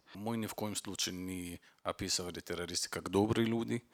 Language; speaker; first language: Russian; non-native, fluent; Arabic